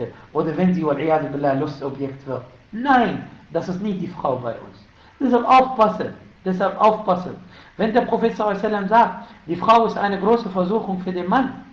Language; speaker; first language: German; non-native, fluent; Arabic